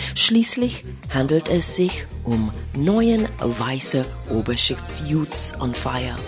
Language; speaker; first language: German; non-native, fluent; English